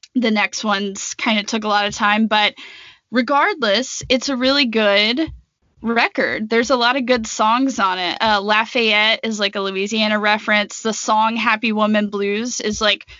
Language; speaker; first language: English; native; English